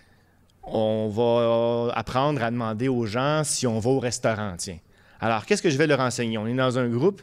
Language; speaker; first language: French; native; French